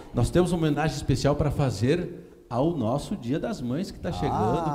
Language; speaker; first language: Portuguese; native; Portuguese